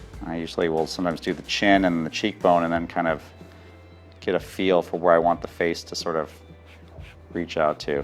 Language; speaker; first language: English; native; English